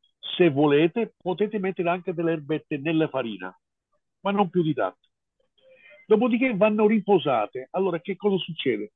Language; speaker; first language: Italian; non-native, fluent; English